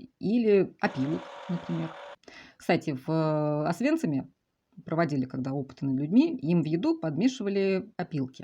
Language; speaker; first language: Russian; native; Russian